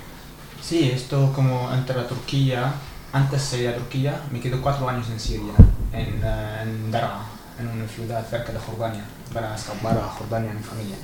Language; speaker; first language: Spanish; non-native, learner; Arabic